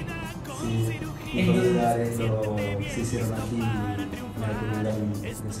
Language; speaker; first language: Spanish; early bilingual, heritage; Spanish